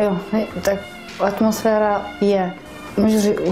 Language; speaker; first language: Czech; non-native, learner; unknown